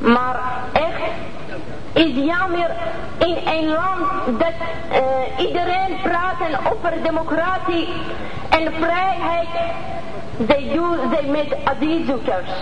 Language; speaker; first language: Dutch; non-native, learner; Persian